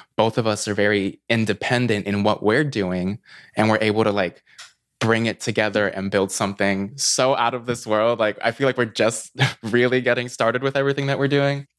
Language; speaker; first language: English; native; English